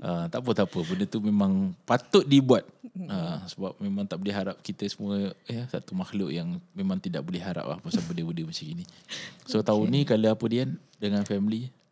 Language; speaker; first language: Malay; native; Malay